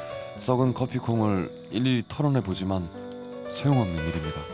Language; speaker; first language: Korean; native; Korean